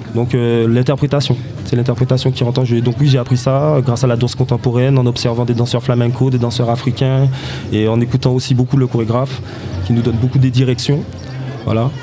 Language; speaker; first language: French; native; French